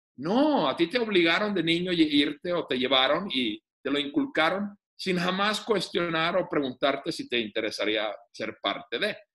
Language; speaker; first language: Spanish; non-native, fluent; Finnish